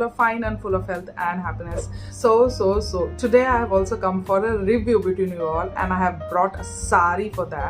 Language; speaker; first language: English; non-native, local second language; Hindi